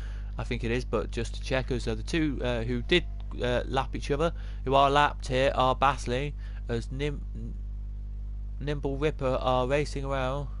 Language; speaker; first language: English; native; English